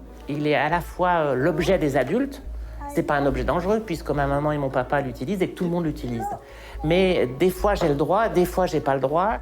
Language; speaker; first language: French; native; French